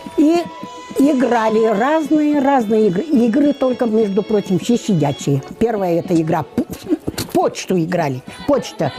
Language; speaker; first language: Russian; non-native, local second language; Chuvash